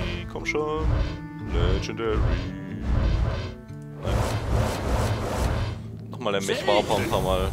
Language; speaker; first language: German; native; German